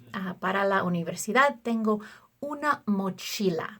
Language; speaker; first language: Spanish; non-native, fluent; English